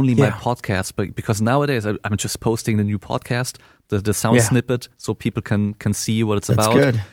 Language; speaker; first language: English; non-native, fluent; German